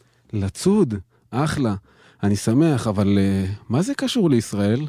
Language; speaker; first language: Hebrew; native; Hebrew